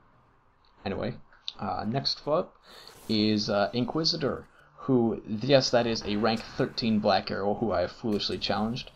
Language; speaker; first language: English; native; English